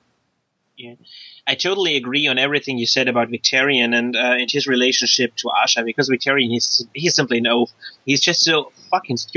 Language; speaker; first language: English; non-native, fluent; German